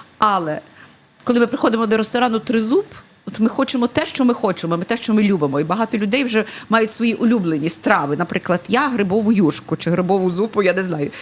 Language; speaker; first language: Ukrainian; native; Ukrainian